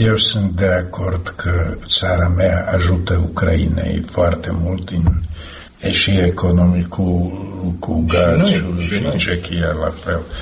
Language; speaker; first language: Romanian; non-native, learner; Slovak